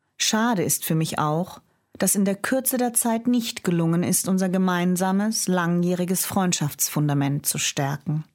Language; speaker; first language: German; native; German